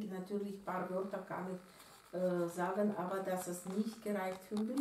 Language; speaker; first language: German; non-native, learner; Russian